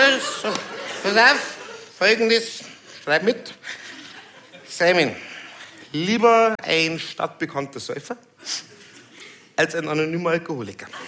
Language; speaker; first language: German; native; German